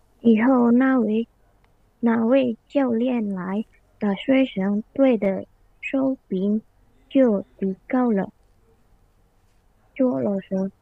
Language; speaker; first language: Chinese; non-native, learner; Indonesian